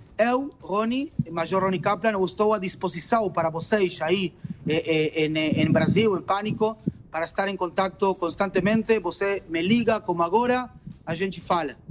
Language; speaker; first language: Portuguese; non-native, learner; Spanish